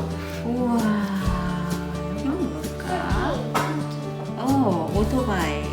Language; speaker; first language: Korean; native; Korean